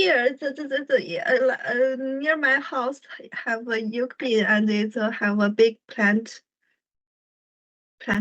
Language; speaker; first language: English; non-native, fluent; Japanese